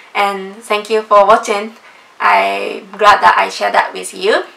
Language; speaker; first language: English; non-native, fluent; Japanese